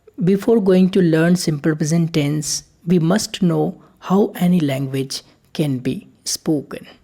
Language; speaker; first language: Hindi; native; Hindi